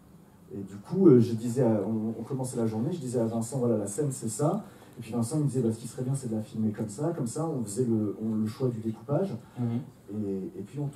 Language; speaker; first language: French; native; French